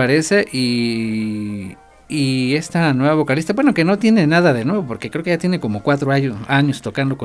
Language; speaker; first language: Spanish; native; Spanish